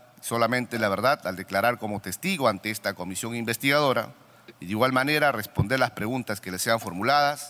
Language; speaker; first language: Spanish; native; Spanish